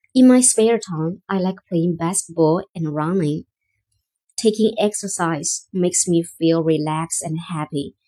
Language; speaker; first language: English; non-native, fluent; Chinese